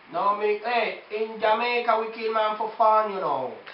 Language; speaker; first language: English; native; English